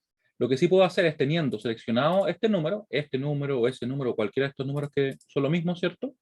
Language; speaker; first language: Spanish; native; Spanish